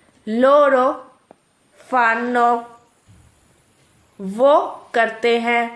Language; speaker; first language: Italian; non-native, fluent; Urdu